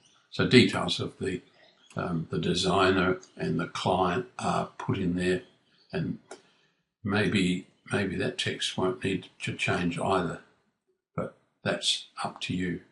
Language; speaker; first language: English; native; English